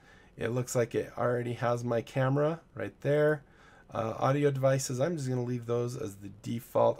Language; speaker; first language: English; native; English